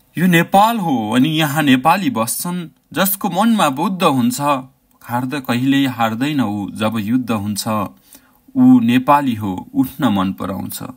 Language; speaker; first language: Nepali; native; Nepali